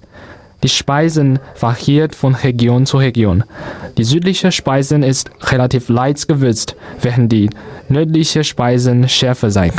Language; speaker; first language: German; non-native, learner; Chinese